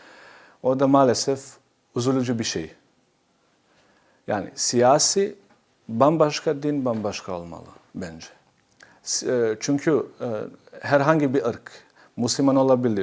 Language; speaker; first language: Turkish; non-native, fluent; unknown